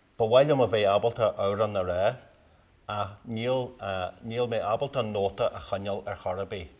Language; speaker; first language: Irish; native; Irish